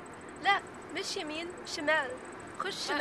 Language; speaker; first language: Arabic; non-native, learner; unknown